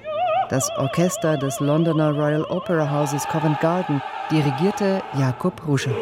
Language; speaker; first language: German; native; German